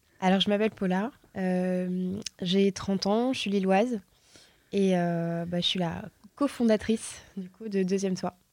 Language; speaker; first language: French; native; French